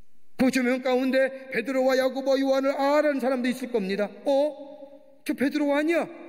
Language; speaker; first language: Korean; native; Korean